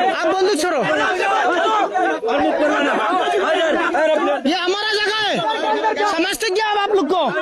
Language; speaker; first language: Hindi; non-native, learner; Bangla